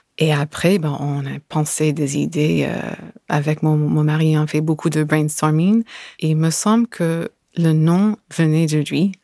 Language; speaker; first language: French; non-native, fluent; English